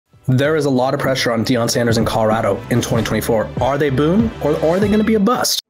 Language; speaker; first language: English; native; English